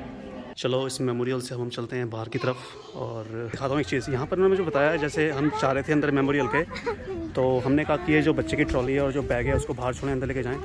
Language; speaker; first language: Hindi; native; Hindi